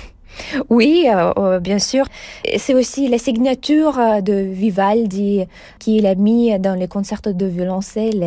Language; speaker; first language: French; non-native, fluent; Russian